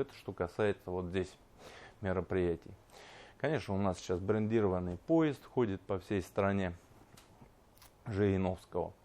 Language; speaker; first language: Russian; native; Russian